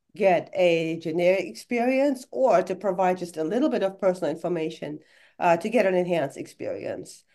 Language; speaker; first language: English; non-native, fluent; German